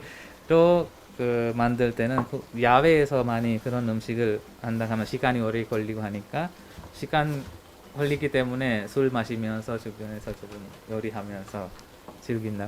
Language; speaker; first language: Korean; non-native, learner; Hungarian